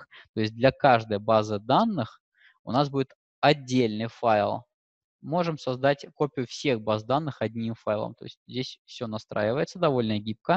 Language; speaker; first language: Russian; native; Russian